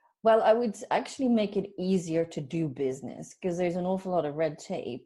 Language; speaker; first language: English; native; English